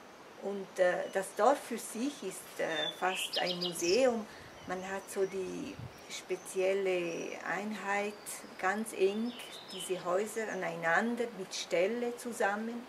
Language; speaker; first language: German; non-native, local second language; Italian